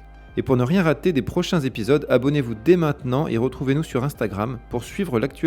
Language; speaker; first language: French; native; French